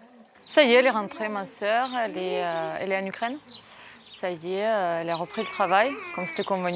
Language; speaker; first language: French; non-native, fluent; Ukrainian